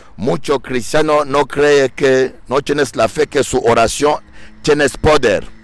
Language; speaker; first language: Spanish; non-native, learner; French